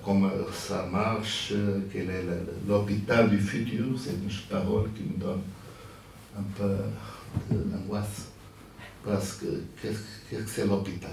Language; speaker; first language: French; non-native, fluent; Portuguese